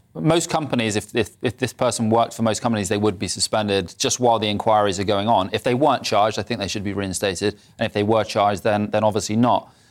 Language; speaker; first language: English; native; English